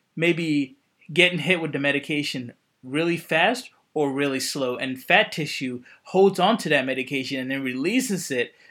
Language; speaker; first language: English; native; English